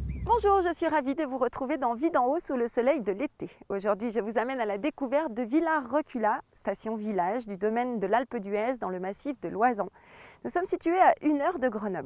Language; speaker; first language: French; native; French